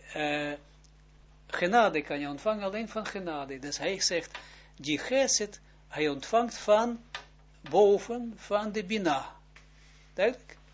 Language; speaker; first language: Dutch; non-native, fluent; Hebrew